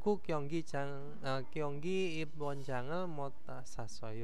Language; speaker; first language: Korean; non-native, fluent; Indonesian